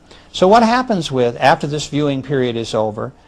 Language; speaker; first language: English; native; English